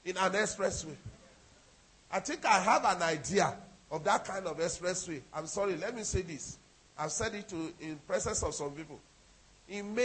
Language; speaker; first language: English; non-native, local second language; Yoruba